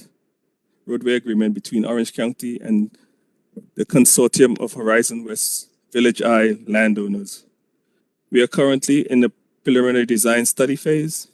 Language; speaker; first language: English; native; English